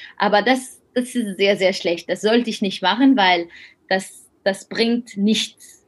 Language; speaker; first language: German; non-native, fluent; French